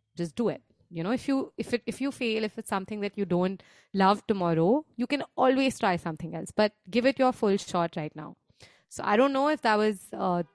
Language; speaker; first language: English; non-native, local second language; Hindi